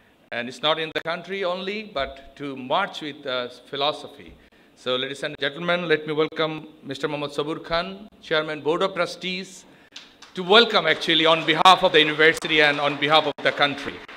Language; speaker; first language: English; non-native, local second language; Bangla